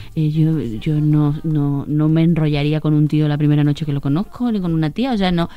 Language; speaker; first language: Spanish; native; Spanish